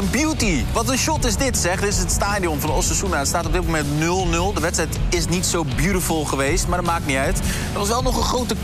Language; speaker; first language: Dutch; native; Dutch